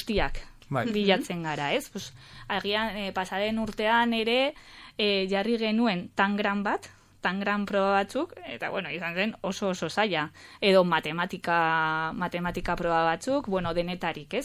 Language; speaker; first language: Basque; non-native, local second language; Spanish